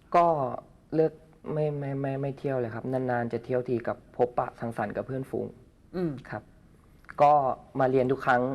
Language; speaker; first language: Thai; native; Thai